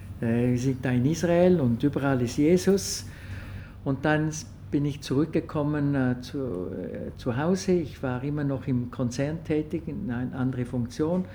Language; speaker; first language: German; non-native, local second language; French